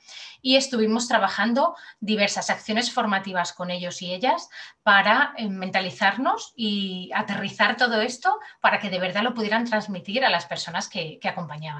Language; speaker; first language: Spanish; native; Spanish